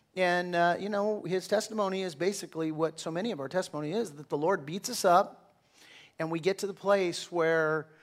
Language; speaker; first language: English; native; English